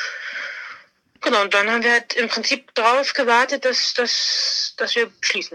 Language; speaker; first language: German; native; German